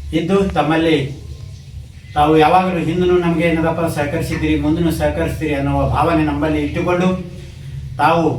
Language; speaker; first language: Kannada; non-native, local second language; Lambadi